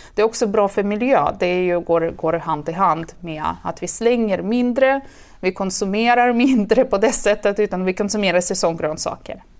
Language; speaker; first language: Swedish; non-native, fluent; Russian